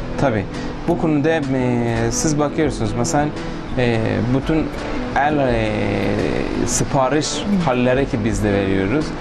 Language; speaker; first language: Turkish; non-native, local second language; Persian